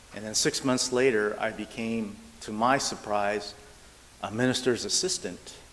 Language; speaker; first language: English; native; English